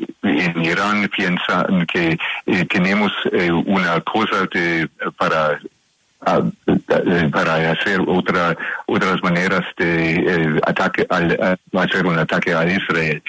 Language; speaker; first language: Spanish; non-native, learner; English